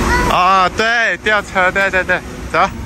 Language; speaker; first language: Chinese; non-native, fluent; Thai